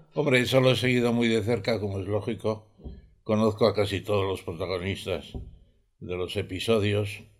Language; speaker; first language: Spanish; native; Spanish